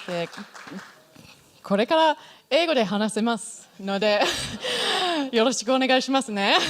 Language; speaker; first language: Japanese; non-native, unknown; English